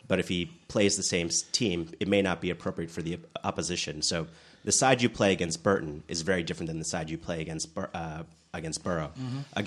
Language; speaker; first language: English; native; English